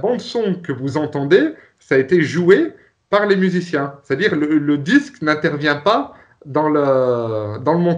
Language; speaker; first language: French; native; French